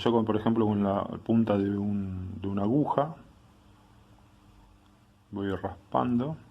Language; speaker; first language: Spanish; native; Spanish